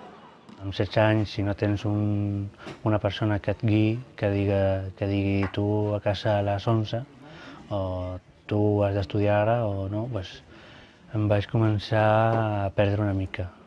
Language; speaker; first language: Catalan; early bilingual, other home language; Filipino